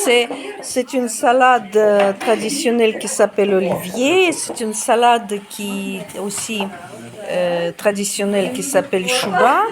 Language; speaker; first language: French; non-native, fluent; Russian